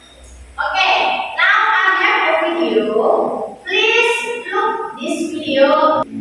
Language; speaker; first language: English; non-native, learner; Indonesian